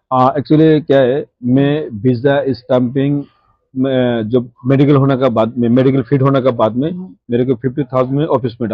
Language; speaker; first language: Hindi; non-native, local second language; Bangla